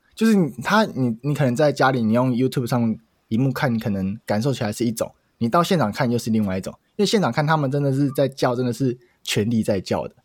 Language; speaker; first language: Chinese; native; Chinese